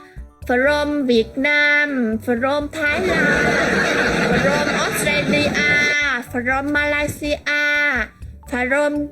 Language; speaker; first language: English; non-native, learner; Vietnamese